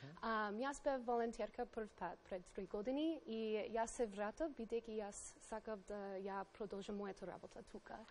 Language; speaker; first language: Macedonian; non-native, learner; English